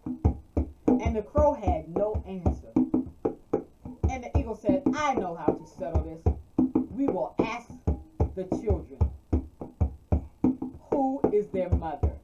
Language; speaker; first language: English; native; English